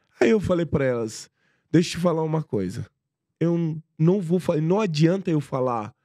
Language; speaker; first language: Portuguese; non-native, fluent; Persian